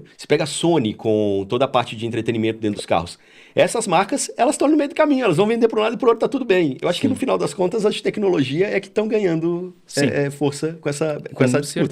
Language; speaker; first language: Portuguese; native; Portuguese